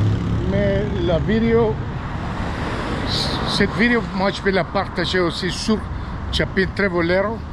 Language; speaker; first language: French; non-native, fluent; Spanish